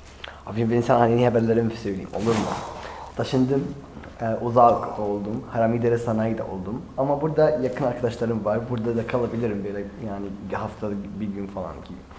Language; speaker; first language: Turkish; non-native, fluent; Arabic